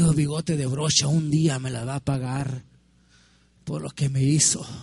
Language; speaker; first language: Spanish; early bilingual, heritage; Spanish